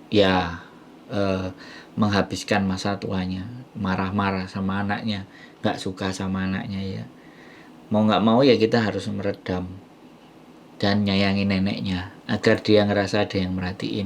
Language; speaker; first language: Indonesian; non-native, local second language; Javanese